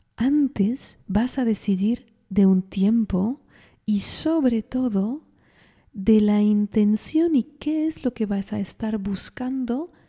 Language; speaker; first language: Spanish; non-native, fluent; French